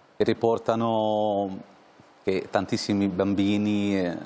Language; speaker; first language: Italian; non-native, fluent; Arabic